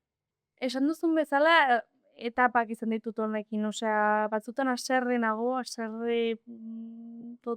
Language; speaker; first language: Basque; non-native, local second language; Spanish